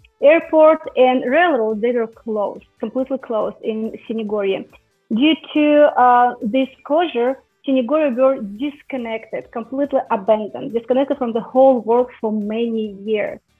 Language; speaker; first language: English; non-native, fluent; Russian